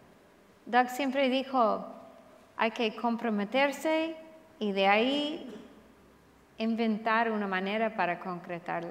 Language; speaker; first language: Spanish; non-native, fluent; English